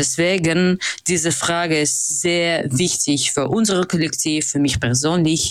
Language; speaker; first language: German; non-native, fluent; Russian